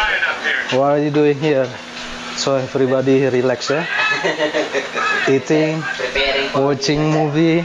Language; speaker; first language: English; non-native, learner; Indonesian